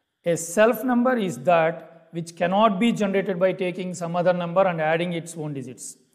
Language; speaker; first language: English; non-native, local second language; Telugu